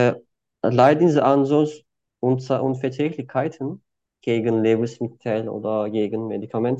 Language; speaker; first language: German; non-native, fluent; Turkish